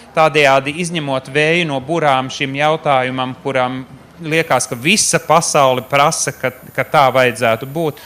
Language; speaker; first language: Latvian; early bilingual, heritage; Latvian